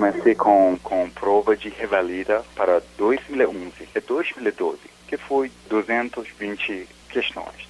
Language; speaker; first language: Portuguese; non-native, learner; Persian